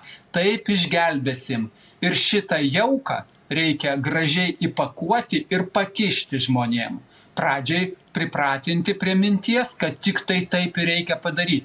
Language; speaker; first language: Lithuanian; native; Lithuanian